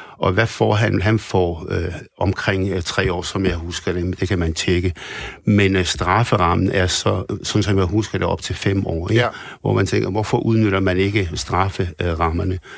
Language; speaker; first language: Danish; early bilingual, other home language; Arabic